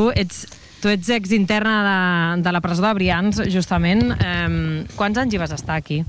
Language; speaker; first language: Catalan; native; Catalan